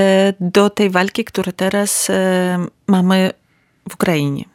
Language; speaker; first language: Polish; non-native, learner; Ukrainian